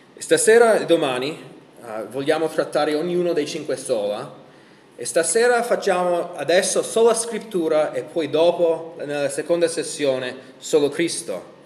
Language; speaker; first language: Italian; non-native, fluent; English